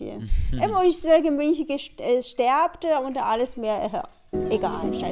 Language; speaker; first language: German; non-native, learner; Chinese